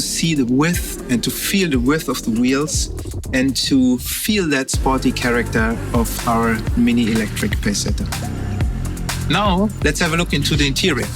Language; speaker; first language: English; non-native, fluent; German